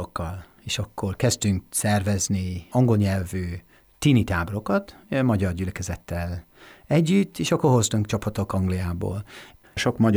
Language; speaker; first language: Hungarian; non-native, fluent; English